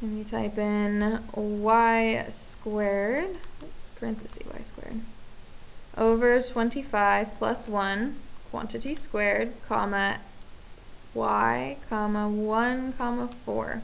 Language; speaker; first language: English; native; English